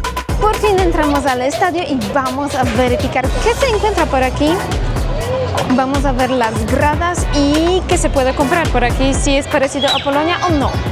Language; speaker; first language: Spanish; non-native, fluent; Polish